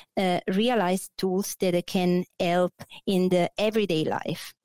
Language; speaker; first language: English; non-native, fluent; Italian